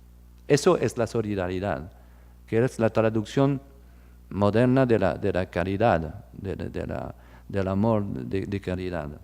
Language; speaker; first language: Spanish; non-native, fluent; French